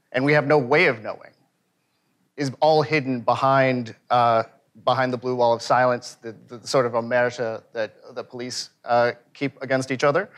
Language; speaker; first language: English; native; English